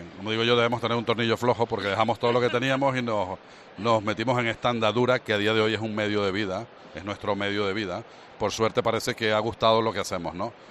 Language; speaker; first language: Spanish; native; Spanish